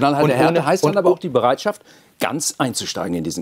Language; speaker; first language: German; native; German